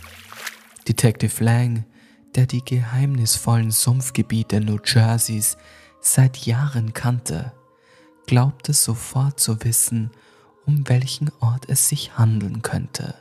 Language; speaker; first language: German; native; German